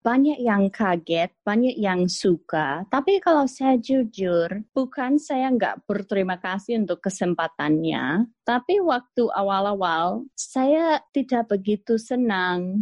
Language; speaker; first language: Indonesian; non-native, fluent; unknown